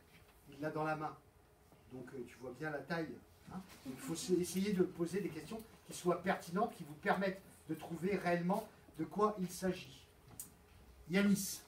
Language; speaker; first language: French; native; French